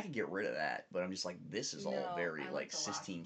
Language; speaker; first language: English; native; English